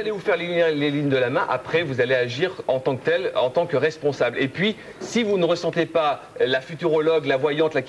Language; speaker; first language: French; native; French